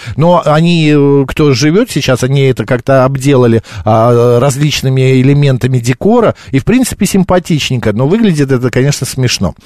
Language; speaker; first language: Russian; native; Russian